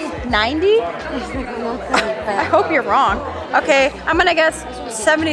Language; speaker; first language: English; native; English